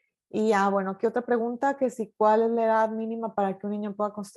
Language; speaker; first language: Spanish; native; Spanish